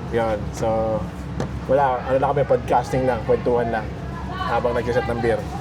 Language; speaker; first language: Filipino; native; Filipino